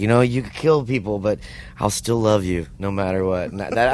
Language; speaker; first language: English; native; English